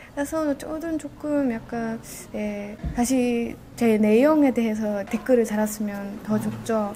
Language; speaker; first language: Korean; non-native, fluent; Estonian